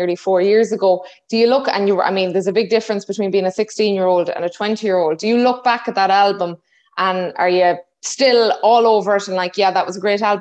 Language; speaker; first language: English; native; English